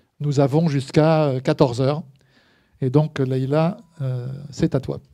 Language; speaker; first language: French; native; French